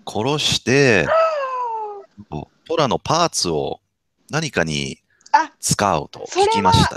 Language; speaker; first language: Japanese; non-native, fluent; English